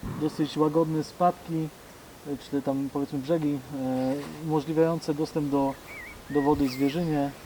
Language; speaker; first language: Polish; native; Polish